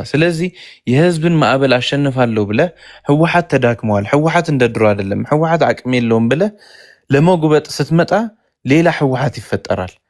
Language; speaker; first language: Amharic; non-native, local second language; Tigrinya